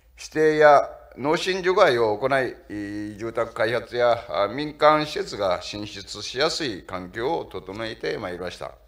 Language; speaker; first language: Japanese; native; Japanese